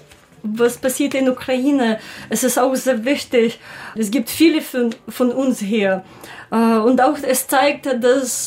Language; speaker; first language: German; non-native, learner; Ukrainian